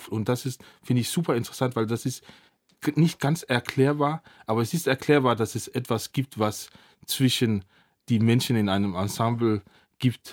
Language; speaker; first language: German; non-native, fluent; Danish